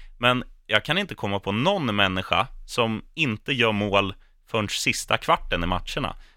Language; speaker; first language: Swedish; native; Swedish